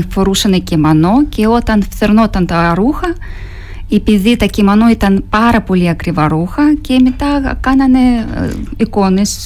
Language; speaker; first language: Greek; non-native, fluent; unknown